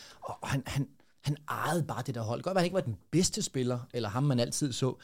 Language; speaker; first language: Danish; native; Danish